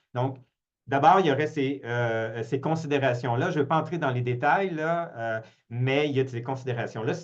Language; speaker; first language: French; native; French